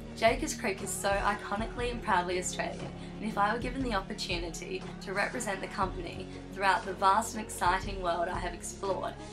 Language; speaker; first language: English; native; English